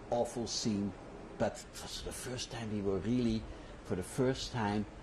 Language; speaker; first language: English; non-native, fluent; Dutch